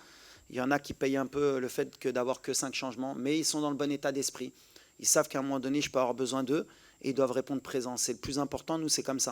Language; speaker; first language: French; native; French